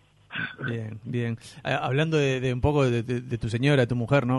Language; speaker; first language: Spanish; native; Spanish